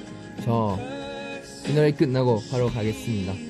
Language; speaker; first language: Korean; non-native, learner; Thai